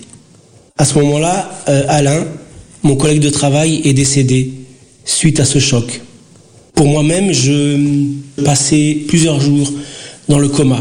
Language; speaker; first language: French; early bilingual, other home language; Portuguese